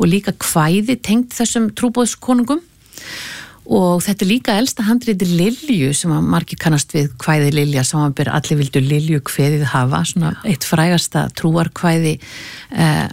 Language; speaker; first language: Icelandic; native; Icelandic